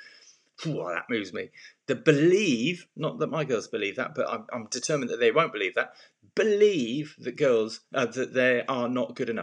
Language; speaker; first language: English; native; English